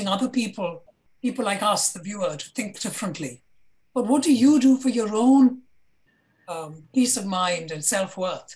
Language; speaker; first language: English; non-native, local second language; Malayalam